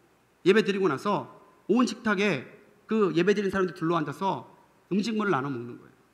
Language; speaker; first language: Korean; native; Korean